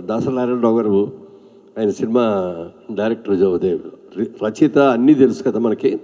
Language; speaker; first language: Telugu; native; Telugu